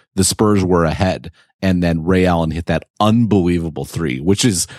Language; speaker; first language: English; native; English